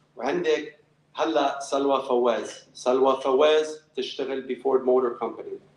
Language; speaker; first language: Arabic; early bilingual, other home language; English